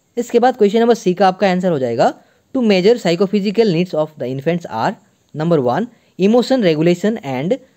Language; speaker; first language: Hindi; non-native, local second language; Assamese